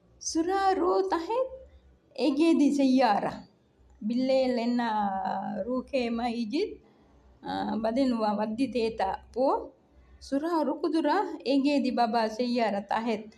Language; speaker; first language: Arabic; non-native, learner; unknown